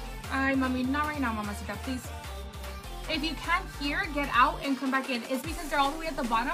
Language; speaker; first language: English; early bilingual, other home language; Spanish